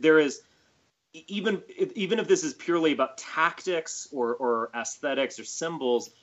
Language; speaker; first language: English; native; English